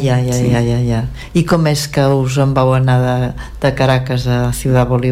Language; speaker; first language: Catalan; native; Catalan